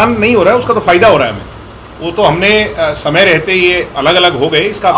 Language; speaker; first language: Hindi; native; Hindi